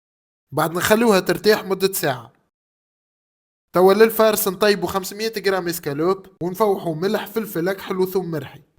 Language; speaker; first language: Arabic; native; Arabic